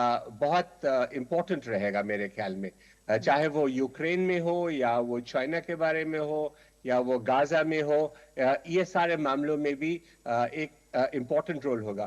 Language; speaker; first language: Hindi; native; Hindi